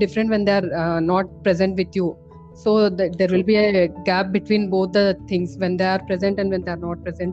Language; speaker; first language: English; non-native, local second language; Telugu